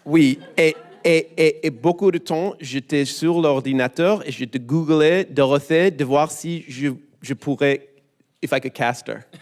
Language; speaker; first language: French; non-native, learner; English